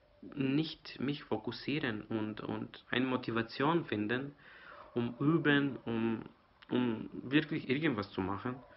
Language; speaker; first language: German; non-native, learner; Serbian